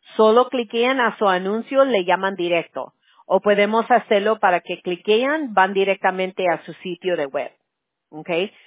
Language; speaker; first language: Spanish; early bilingual, other home language; English